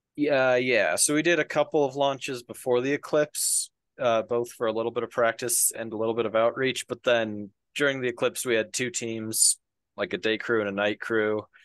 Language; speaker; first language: English; native; English